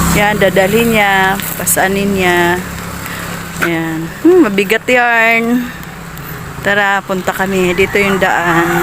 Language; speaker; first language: Filipino; native; Filipino